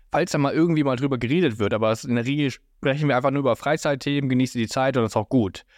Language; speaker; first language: German; native; German